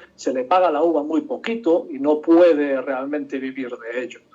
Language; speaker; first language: Spanish; non-native, local second language; Galician